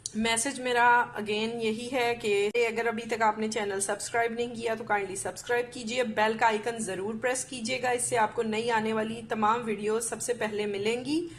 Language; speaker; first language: Urdu; native; Urdu